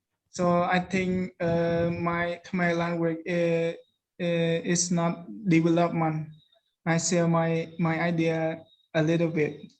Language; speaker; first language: English; non-native, learner; Khmer